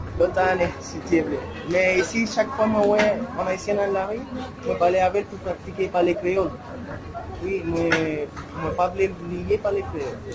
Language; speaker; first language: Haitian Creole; non-native, learner; Spanish